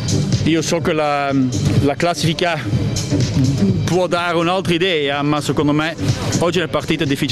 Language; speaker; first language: Italian; non-native, learner; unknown